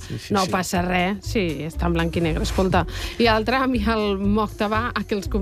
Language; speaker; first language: Catalan; native; Catalan